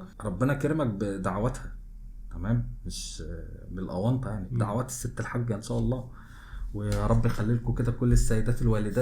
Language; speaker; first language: Arabic; native; Arabic